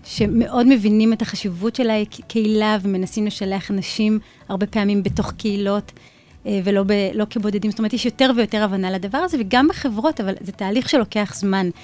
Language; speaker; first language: Hebrew; native; Hebrew